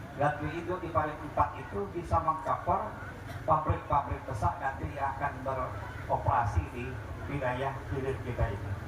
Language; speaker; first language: Indonesian; native; Indonesian